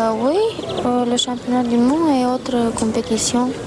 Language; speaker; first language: French; non-native, learner; Romanian